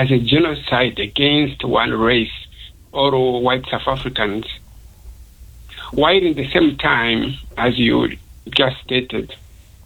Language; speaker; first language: English; non-native, local second language; Kinyarwanda